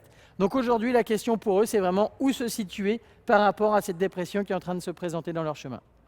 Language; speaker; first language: French; native; French